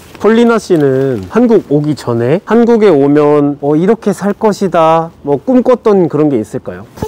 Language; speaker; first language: Korean; native; Korean